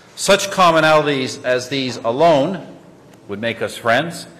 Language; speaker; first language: English; native; English